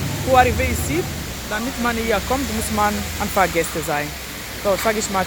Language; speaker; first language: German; non-native, learner; Lingala